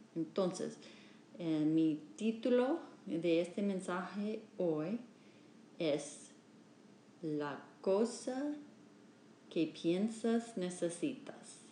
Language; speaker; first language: Spanish; non-native, learner; English